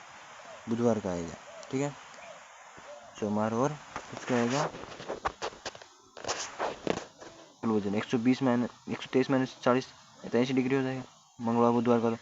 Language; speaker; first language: Hindi; native; Hindi